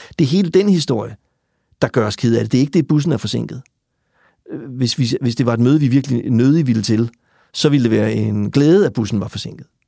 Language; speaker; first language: Danish; native; Danish